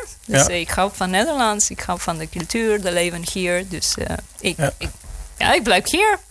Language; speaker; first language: Dutch; non-native, learner; Spanish